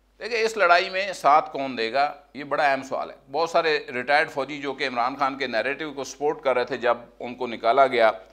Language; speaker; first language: Urdu; non-native, local second language; Punjabi